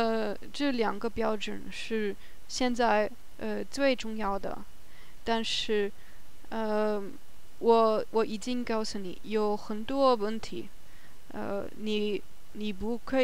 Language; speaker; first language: Chinese; non-native, learner; German